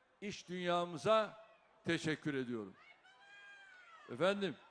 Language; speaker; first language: Turkish; native; Turkish